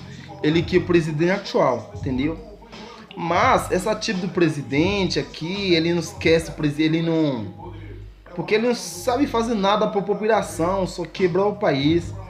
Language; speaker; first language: Portuguese; non-native, learner; Haitian Creole